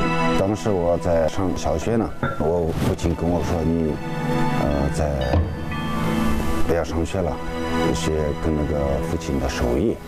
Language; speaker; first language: Chinese; non-native, local second language; Tibetan